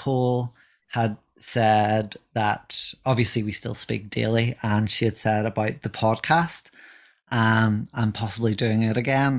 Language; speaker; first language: English; native; English